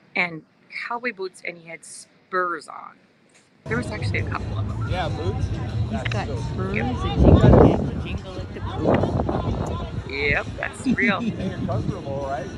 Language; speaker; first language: English; early bilingual, other home language; Norwegian